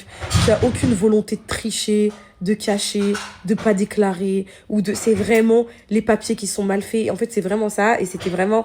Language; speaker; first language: French; native; French